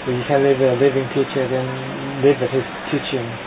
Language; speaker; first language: English; non-native, fluent; Thai